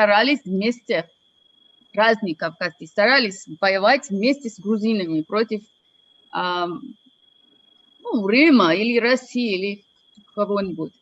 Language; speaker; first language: Russian; non-native, fluent; English